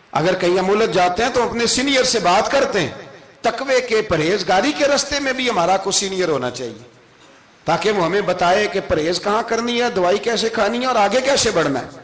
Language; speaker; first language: Urdu; non-native, local second language; Punjabi